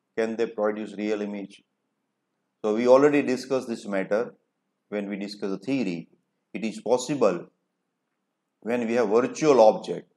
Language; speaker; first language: English; non-native, local second language; Gujarati